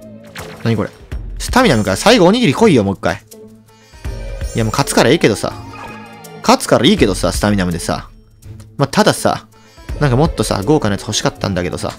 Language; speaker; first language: Japanese; native; Japanese